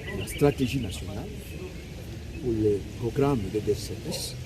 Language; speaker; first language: French; non-native, local second language; Swahili